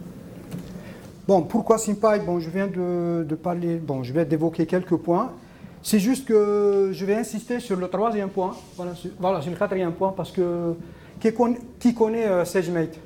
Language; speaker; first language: French; non-native, local second language; Arabic